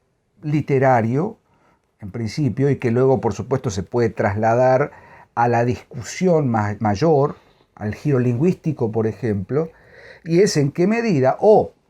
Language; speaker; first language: Spanish; native; Spanish